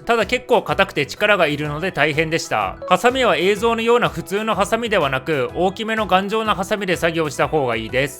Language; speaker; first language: Japanese; native; Japanese